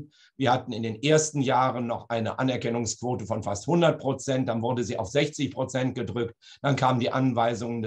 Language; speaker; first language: German; native; German